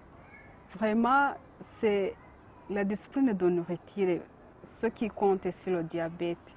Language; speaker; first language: French; non-native, local second language; Kinyarwanda